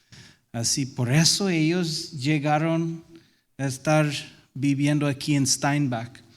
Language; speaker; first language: Spanish; non-native, fluent; English